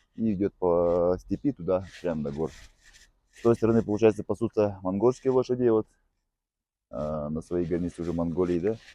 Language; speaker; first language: Russian; non-native, local second language; Yakut